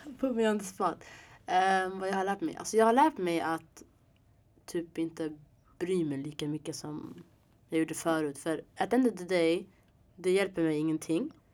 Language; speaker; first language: Swedish; early bilingual, other home language; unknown